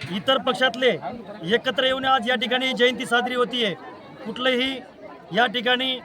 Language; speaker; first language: Marathi; non-native, local second language; Lambadi